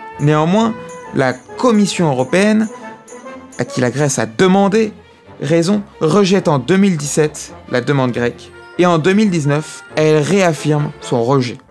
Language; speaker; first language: French; native; French